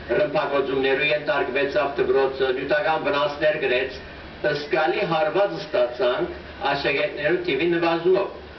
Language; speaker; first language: Armenian; early bilingual, heritage; Armenian